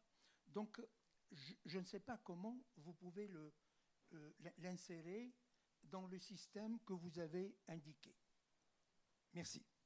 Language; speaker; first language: French; non-native, local second language; Arabic